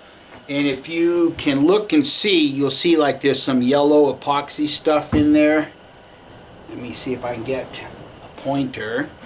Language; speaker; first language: English; native; English